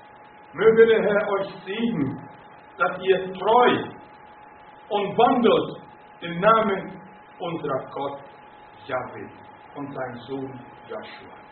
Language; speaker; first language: German; non-native, fluent; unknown